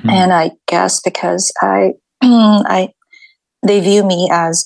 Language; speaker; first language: English; non-native, fluent; Chinese